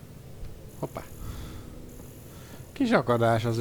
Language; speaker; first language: Hungarian; native; Hungarian